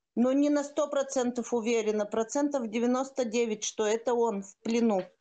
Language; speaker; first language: Russian; native; Russian